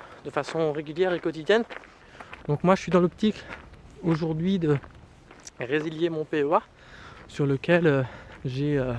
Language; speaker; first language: French; native; French